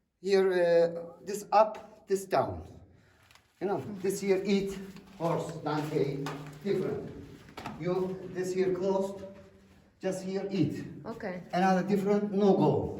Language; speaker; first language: English; non-native, learner; Turkish